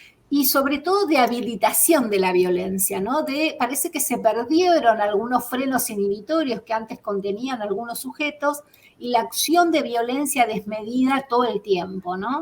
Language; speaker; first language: Spanish; native; Spanish